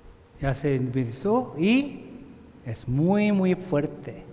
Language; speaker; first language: Spanish; non-native, fluent; Korean